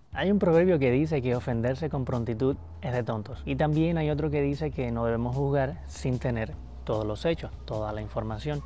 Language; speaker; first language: Spanish; native; Spanish